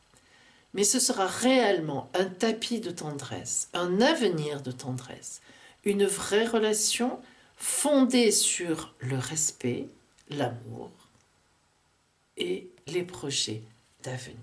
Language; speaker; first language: French; native; French